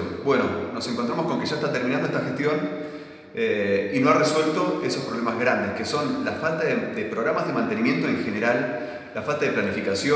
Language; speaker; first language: Spanish; native; Spanish